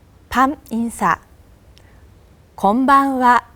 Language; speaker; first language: Korean; non-native, fluent; Japanese